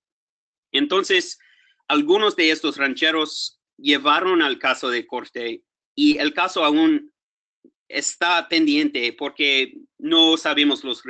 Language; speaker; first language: Spanish; non-native, fluent; English